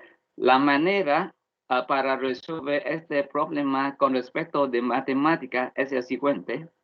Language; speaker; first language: Spanish; non-native, learner; Vietnamese